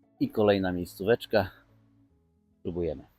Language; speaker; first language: Polish; native; Polish